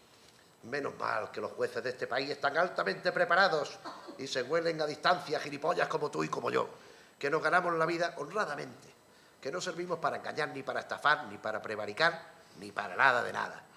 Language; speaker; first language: Spanish; native; Spanish